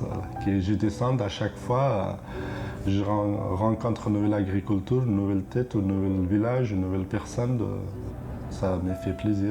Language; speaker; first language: French; non-native, fluent; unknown